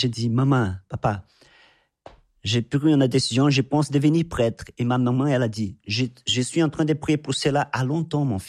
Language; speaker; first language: French; non-native, fluent; Portuguese